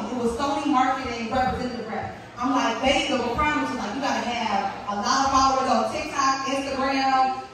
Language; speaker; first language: English; native; English